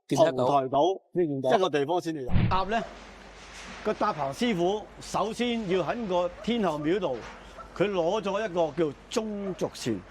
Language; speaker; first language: Cantonese; native; Cantonese